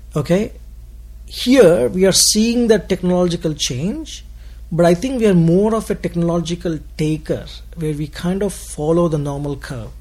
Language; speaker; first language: English; non-native, local second language; Telugu